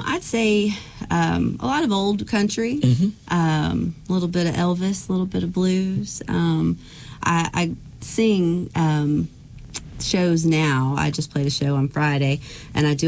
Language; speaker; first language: English; native; English